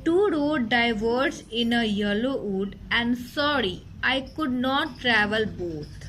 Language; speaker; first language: English; non-native, local second language; Hindi